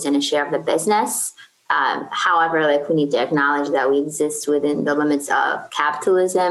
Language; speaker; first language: English; non-native, fluent; Arabic